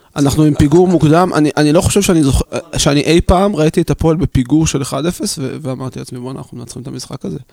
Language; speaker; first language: Hebrew; native; Hebrew